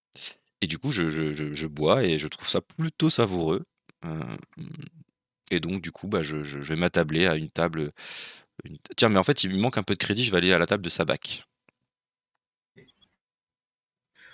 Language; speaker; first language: French; native; French